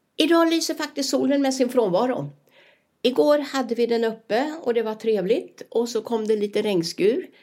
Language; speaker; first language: Swedish; native; Swedish